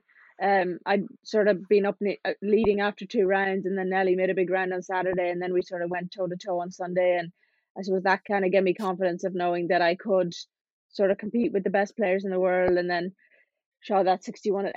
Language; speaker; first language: English; native; English